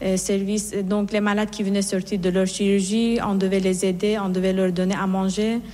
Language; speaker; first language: French; non-native, fluent; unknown